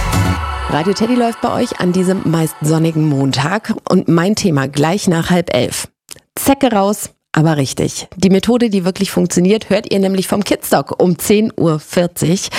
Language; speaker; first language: German; native; German